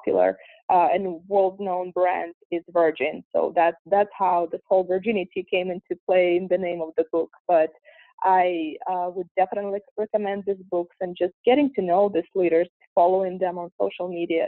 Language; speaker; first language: English; non-native, fluent; Russian